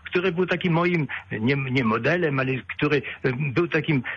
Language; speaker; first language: Polish; early bilingual, other home language; French